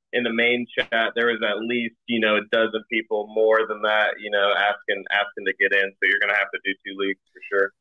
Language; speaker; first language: English; native; English